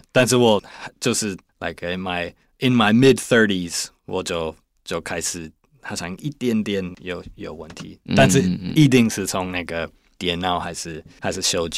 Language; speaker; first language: Chinese; non-native, learner; English